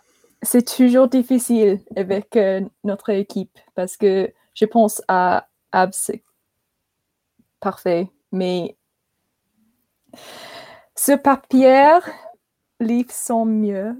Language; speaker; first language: French; non-native, learner; English